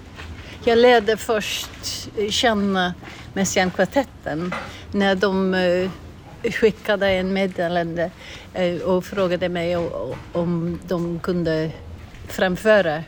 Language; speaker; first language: Swedish; non-native, fluent; English